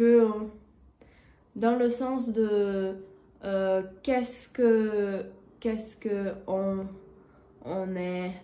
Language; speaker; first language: French; non-native, learner; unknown